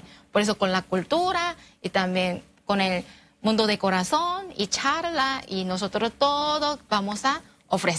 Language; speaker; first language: Spanish; non-native, learner; Korean